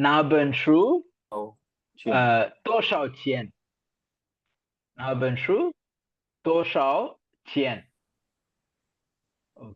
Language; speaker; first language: Chinese; non-native, fluent; Tamil